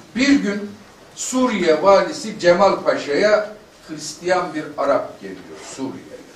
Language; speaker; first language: Turkish; native; Turkish